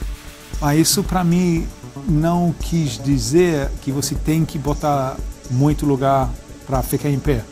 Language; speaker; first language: Portuguese; non-native, fluent; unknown